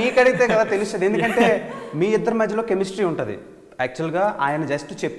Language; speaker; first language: Telugu; native; Telugu